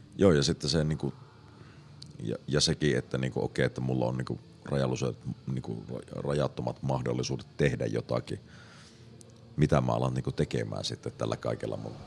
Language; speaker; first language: Finnish; native; Finnish